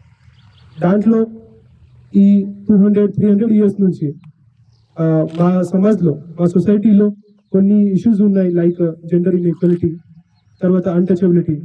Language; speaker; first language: Telugu; non-native, learner; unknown